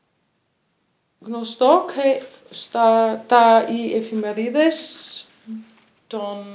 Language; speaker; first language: Greek; non-native, learner; German